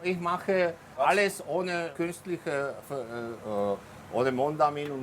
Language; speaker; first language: German; non-native, fluent; Slovak